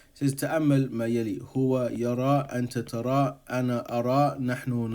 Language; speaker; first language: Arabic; non-native, fluent; English